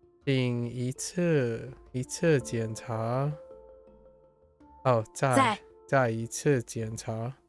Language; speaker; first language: Chinese; non-native, learner; English